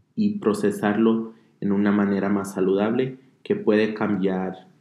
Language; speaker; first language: Spanish; early bilingual, heritage; Spanish